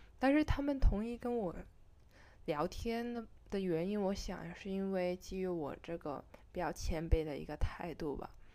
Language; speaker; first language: Chinese; non-native, local second language; Cantonese